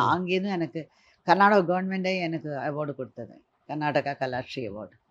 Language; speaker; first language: Tamil; non-native, learner; Malayalam